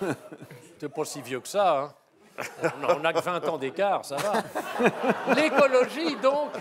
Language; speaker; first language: French; native; French